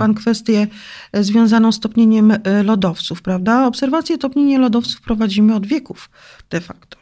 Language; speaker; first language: Polish; native; Polish